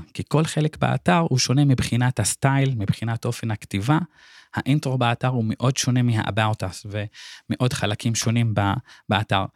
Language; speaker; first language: Hebrew; non-native, local second language; Arabic